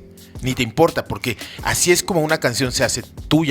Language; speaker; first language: Spanish; native; Spanish